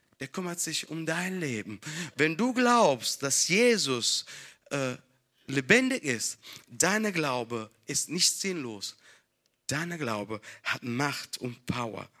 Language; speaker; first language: German; non-native, fluent; Italian